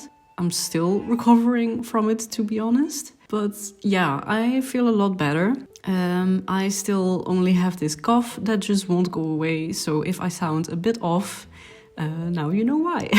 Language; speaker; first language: English; non-native, fluent; Dutch